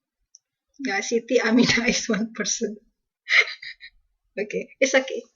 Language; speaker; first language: English; non-native, fluent; Indonesian